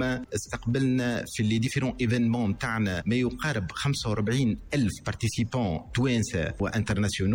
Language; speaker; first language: Arabic; native; Arabic